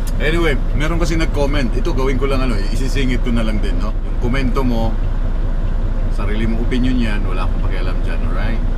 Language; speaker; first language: Filipino; native; Filipino